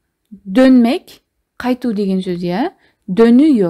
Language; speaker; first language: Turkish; non-native, fluent; Kazakh